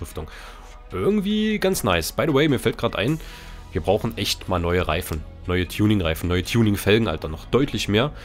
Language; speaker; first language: German; native; German